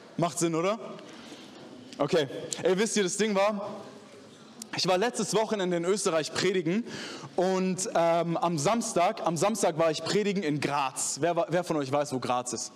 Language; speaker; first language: German; early bilingual, other home language; Arabic